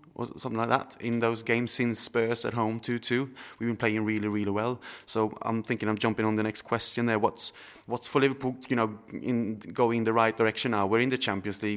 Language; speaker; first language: English; non-native, fluent; Swedish